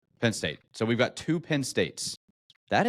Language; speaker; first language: English; native; English